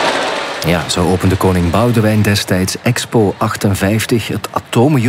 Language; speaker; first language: Dutch; native; Dutch